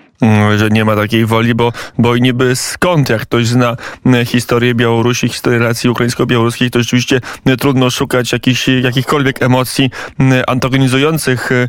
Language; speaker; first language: Polish; native; Polish